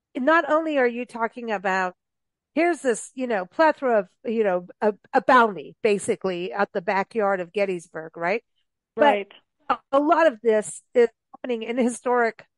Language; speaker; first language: English; native; English